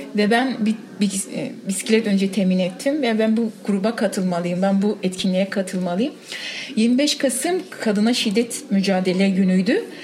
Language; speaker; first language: Turkish; non-native, local second language; Kurdish